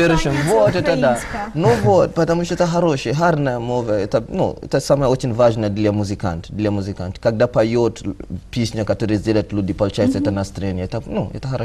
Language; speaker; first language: Russian; non-native, learner; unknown